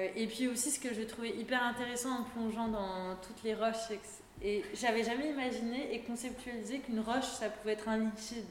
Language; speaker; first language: French; native; French